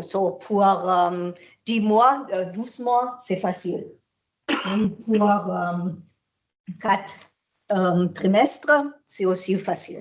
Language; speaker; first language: French; non-native, fluent; German